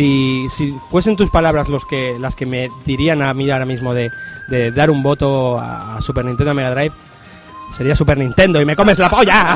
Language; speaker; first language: Spanish; native; Spanish